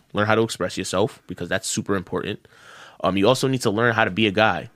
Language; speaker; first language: English; early bilingual, other home language; Yoruba